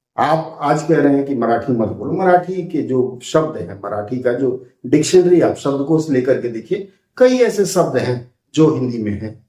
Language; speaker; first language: Hindi; native; Hindi